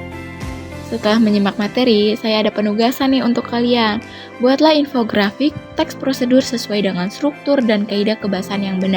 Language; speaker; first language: Indonesian; native; Indonesian